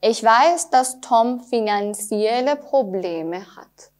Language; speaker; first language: German; non-native, fluent; Persian